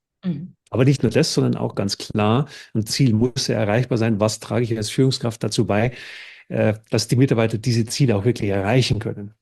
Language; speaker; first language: German; native; German